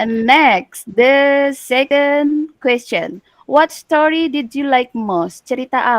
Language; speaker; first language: English; non-native, learner; Indonesian